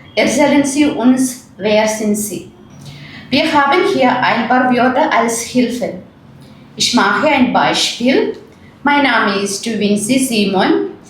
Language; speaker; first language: German; non-native, fluent; Malayalam